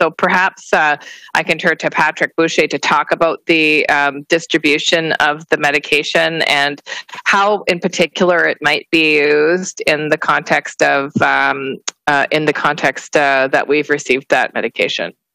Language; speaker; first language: English; native; English